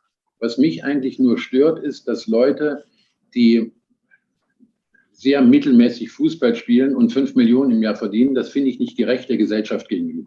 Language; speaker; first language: German; native; German